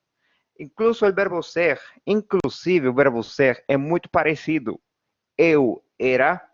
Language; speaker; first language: Portuguese; non-native, fluent; Spanish